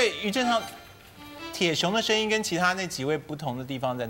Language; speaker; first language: Chinese; native; Chinese